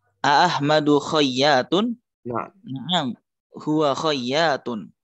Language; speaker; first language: Arabic; non-native, learner; Indonesian